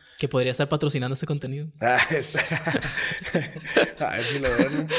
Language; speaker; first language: Spanish; native; Spanish